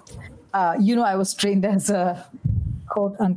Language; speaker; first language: English; non-native, local second language; Bangla